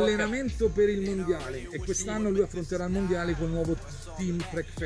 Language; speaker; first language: Italian; native; Italian